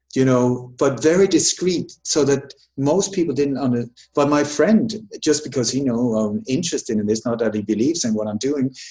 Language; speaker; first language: English; early bilingual, other home language; Danish